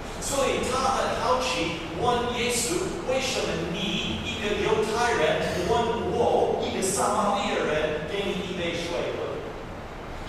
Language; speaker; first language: Chinese; non-native, fluent; English